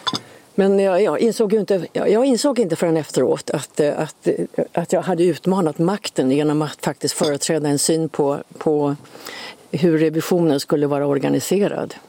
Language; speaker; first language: Swedish; native; Swedish